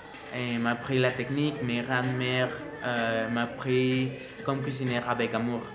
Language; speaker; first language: French; non-native, learner; Spanish